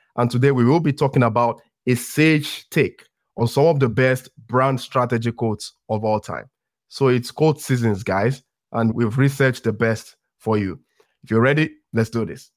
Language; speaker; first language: English; non-native, local second language; Yoruba